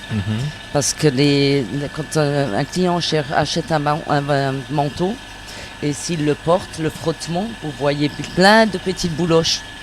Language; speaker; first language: French; native; French